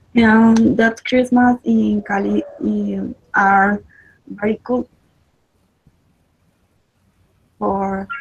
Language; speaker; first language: English; non-native, learner; Spanish